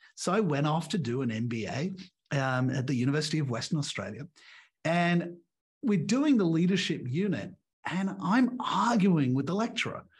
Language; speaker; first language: English; native; English